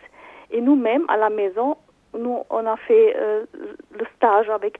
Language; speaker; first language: French; non-native, fluent; German